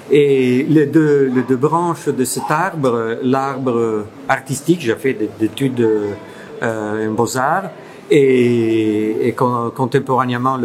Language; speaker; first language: French; non-native, fluent; Italian